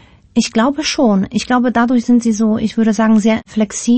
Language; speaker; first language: German; early bilingual, other home language; Polish